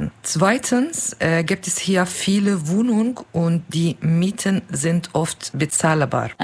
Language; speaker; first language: German; non-native, learner; Kurdish